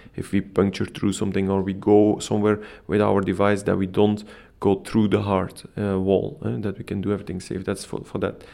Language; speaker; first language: English; non-native, fluent; Dutch